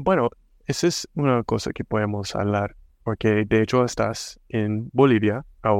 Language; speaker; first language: Spanish; non-native, fluent; English